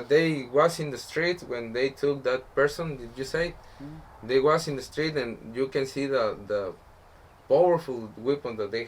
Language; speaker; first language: English; non-native, learner; Spanish